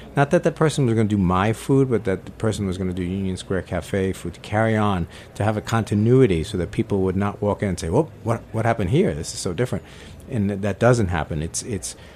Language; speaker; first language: English; native; English